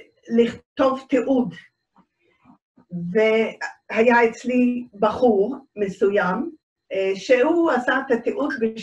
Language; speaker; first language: Hebrew; early bilingual, other home language; Dutch